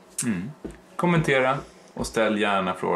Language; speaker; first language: Swedish; native; Swedish